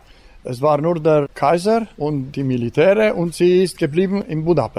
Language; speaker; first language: German; non-native, local second language; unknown